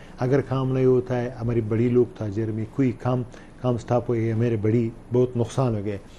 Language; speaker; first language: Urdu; non-native, learner; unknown